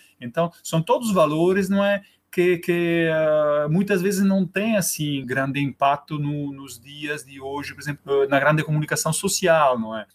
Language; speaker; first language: Portuguese; non-native, fluent; Italian